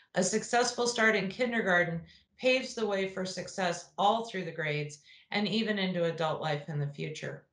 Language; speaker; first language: English; native; English